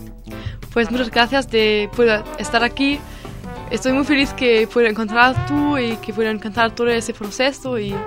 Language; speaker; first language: Spanish; non-native, learner; German